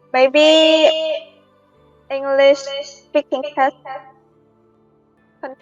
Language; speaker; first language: English; non-native, learner; Vietnamese